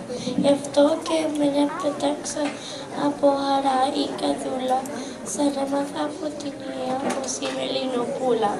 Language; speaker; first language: Greek; early bilingual, heritage; Greek